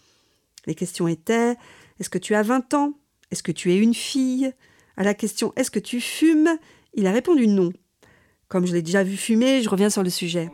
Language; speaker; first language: French; native; French